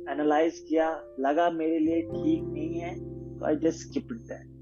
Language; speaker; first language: Hindi; native; Hindi